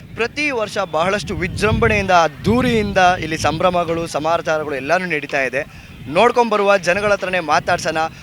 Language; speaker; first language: Kannada; native; Kannada